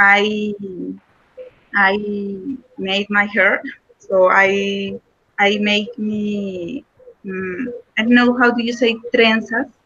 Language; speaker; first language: English; non-native, learner; Spanish